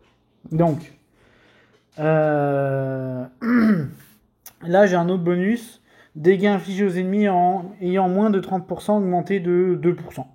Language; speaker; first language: French; native; French